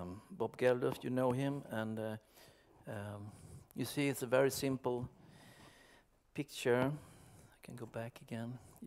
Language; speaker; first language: English; non-native, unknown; Swedish